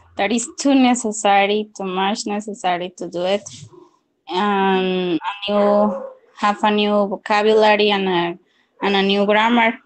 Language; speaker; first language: English; non-native, learner; Spanish